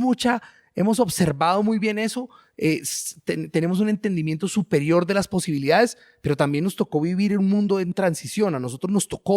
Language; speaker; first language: Spanish; native; Spanish